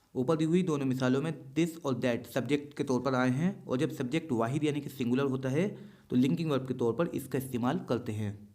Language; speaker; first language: Urdu; native; Urdu